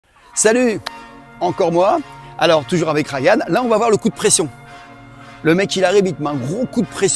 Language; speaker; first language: French; native; French